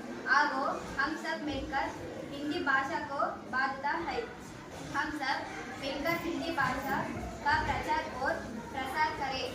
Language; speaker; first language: Hindi; non-native, local second language; Telugu